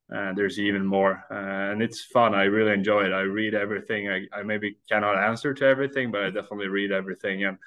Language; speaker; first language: English; non-native, fluent; Swedish